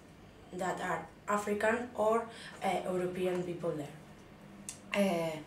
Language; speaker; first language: English; non-native, learner; Spanish